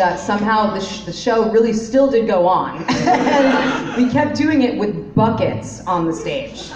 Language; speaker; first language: English; native; English